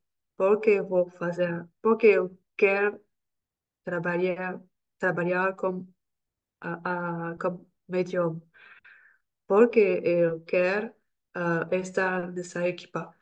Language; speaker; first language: Portuguese; non-native, learner; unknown